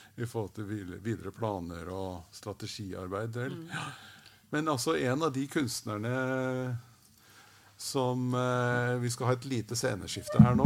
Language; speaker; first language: Norwegian; native; Norwegian